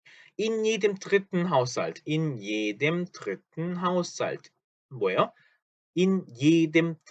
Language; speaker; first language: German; non-native, fluent; Korean